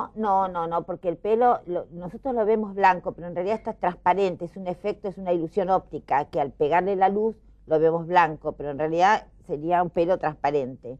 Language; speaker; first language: Spanish; native; Spanish